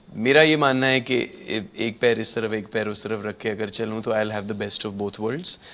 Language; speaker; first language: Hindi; native; Hindi